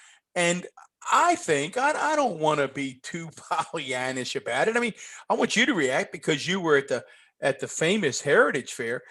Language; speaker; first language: English; native; English